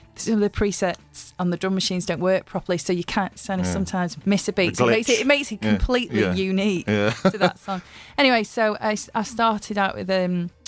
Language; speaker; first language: English; native; English